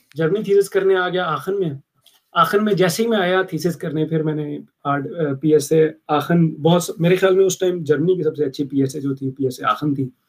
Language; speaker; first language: Urdu; native; Urdu